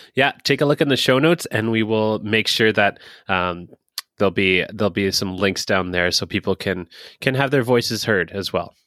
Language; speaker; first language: English; native; English